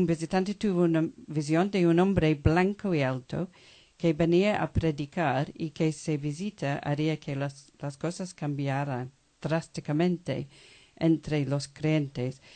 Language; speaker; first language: Spanish; non-native, fluent; English